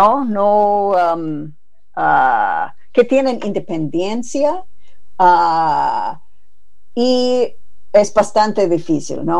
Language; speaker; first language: Spanish; non-native, fluent; English